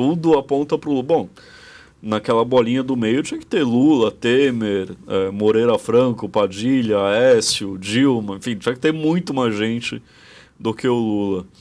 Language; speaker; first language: Portuguese; native; Portuguese